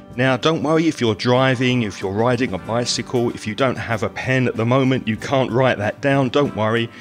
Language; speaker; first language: English; native; English